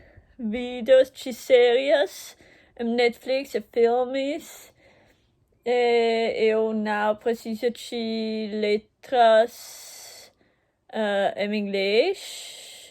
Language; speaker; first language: Portuguese; non-native, learner; German